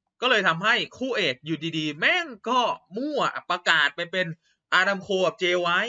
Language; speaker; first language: Thai; native; Thai